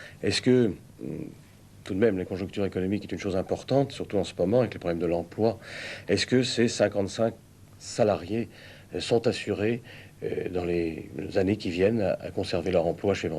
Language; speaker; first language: French; native; French